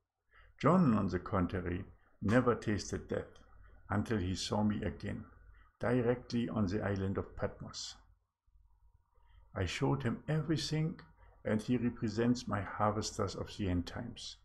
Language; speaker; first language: English; non-native, fluent; German